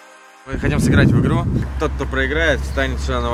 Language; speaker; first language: Russian; native; Russian